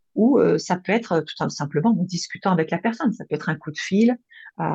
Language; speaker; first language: French; native; French